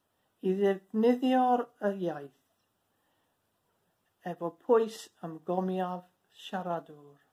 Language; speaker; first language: Welsh; non-native, learner; English